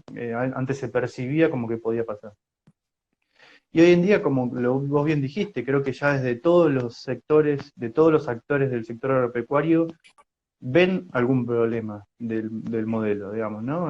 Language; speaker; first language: Spanish; native; Spanish